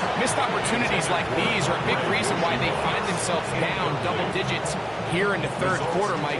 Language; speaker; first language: English; native; English